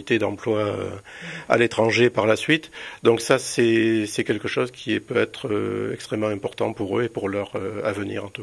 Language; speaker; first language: French; native; French